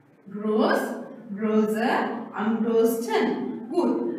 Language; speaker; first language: German; non-native, learner; Sinhala